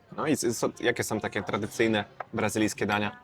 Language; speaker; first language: Polish; native; Polish